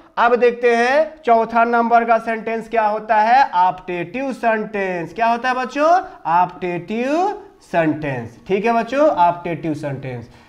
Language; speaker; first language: Hindi; native; Hindi